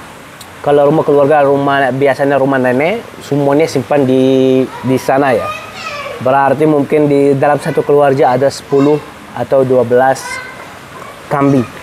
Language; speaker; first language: Indonesian; non-native, learner; Arabic